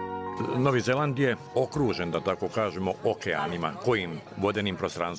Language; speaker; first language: Serbian; native; Serbian